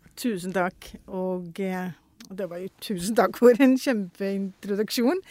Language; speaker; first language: Norwegian; non-native, fluent; Urdu